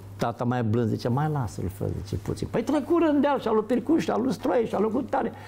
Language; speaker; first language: Romanian; native; Romanian